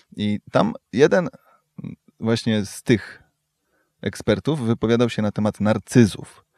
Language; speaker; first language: Polish; native; Polish